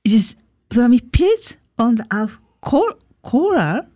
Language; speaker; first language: German; non-native, learner; Japanese